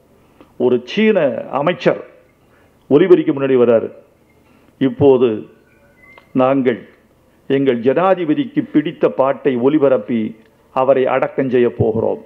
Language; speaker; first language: Tamil; native; Tamil